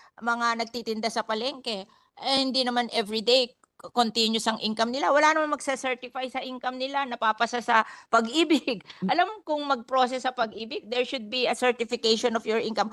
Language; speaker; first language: Filipino; native; Filipino